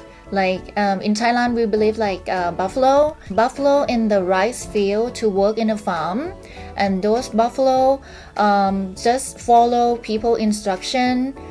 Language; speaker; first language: English; non-native, fluent; Thai